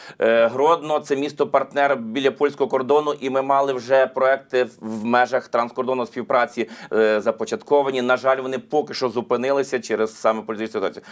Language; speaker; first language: Ukrainian; native; Ukrainian